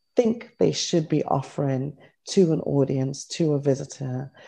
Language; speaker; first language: English; native; English